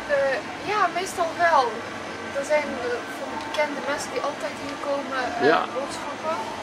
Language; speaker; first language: Dutch; early bilingual, other home language; Turkish